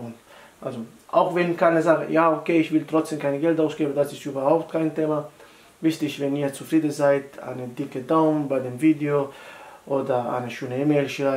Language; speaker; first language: German; non-native, fluent; Italian